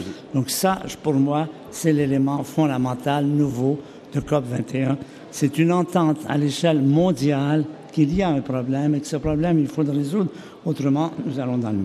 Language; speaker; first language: French; native; French